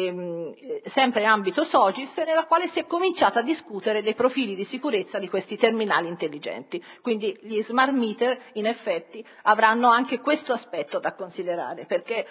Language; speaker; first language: Italian; native; Italian